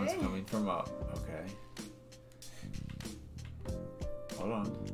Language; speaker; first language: English; native; English